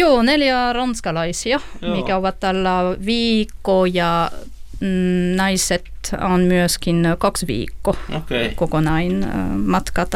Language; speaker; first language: Finnish; non-native, learner; French